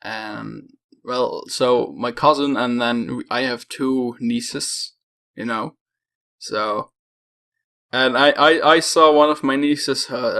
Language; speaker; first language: English; non-native, fluent; Dutch